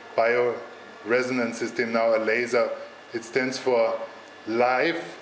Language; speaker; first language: English; non-native, fluent; German